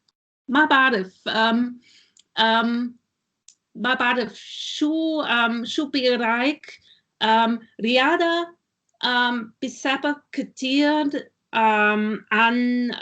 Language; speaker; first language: Arabic; non-native, learner; German